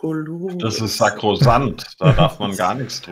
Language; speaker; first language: German; native; German